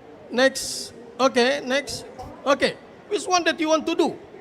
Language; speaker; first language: English; non-native, fluent; Indonesian